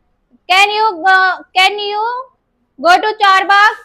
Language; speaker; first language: English; non-native, learner; Hindi